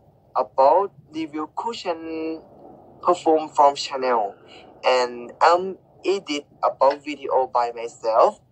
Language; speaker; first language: English; non-native, learner; Thai